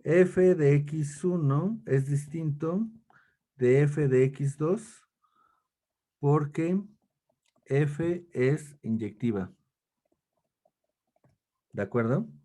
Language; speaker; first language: Spanish; native; Spanish